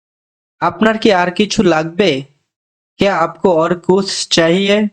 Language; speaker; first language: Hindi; non-native, fluent; Bangla